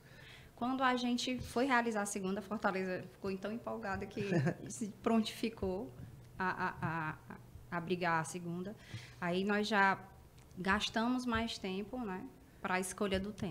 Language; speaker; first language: Portuguese; native; Portuguese